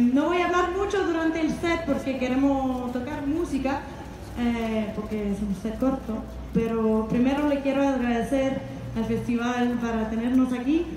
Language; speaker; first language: Spanish; non-native, fluent; French